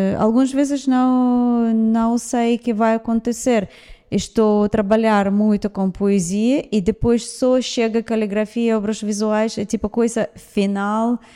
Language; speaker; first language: Portuguese; non-native, fluent; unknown